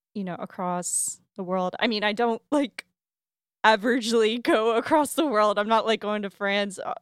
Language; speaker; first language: English; native; English